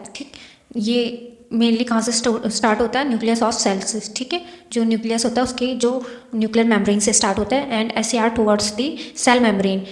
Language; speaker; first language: Hindi; native; Hindi